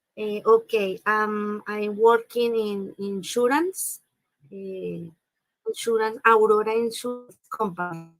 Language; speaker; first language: English; non-native, learner; Spanish